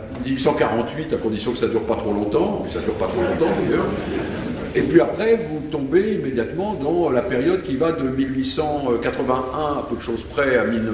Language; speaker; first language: French; native; French